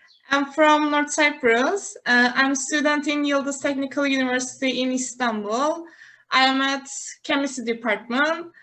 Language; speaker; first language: English; non-native, learner; Turkish